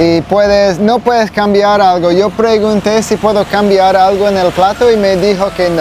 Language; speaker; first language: Spanish; non-native, learner; English